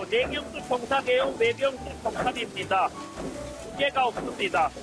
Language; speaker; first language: Korean; non-native, learner; Punjabi